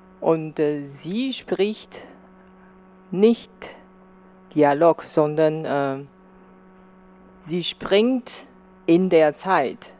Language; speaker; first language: German; non-native, fluent; Chinese